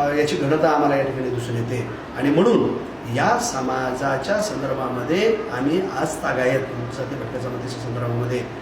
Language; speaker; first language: Marathi; non-native, local second language; Lambadi